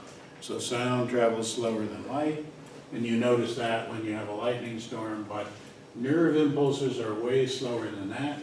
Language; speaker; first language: English; native; English